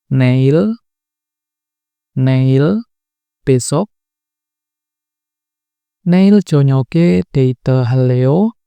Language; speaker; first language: Korean; non-native, fluent; Indonesian